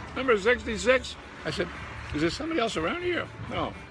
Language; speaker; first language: English; native; English